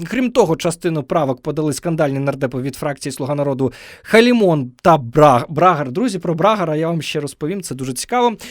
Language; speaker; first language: Ukrainian; native; Ukrainian